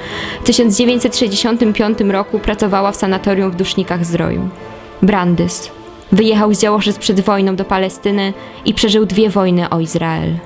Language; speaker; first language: Polish; native; Polish